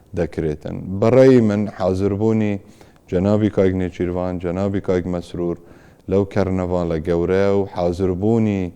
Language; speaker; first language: Central Kurdish; non-native, local second language; Kurdish